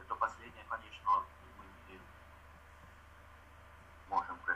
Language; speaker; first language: Russian; non-native, fluent; Estonian